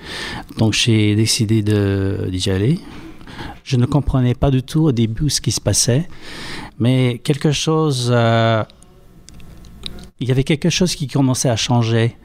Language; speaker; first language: French; non-native, fluent; English